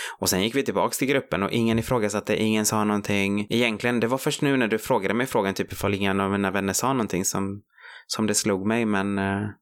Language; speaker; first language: Swedish; early bilingual, other home language; Spanish